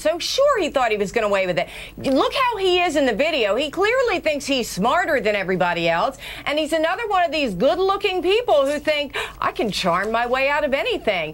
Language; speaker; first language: English; native; English